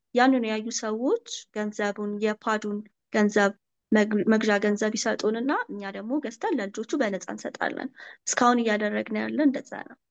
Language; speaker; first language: Amharic; native; Amharic